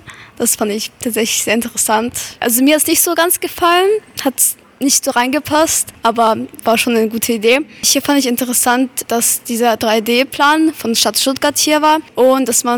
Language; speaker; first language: German; non-native, fluent; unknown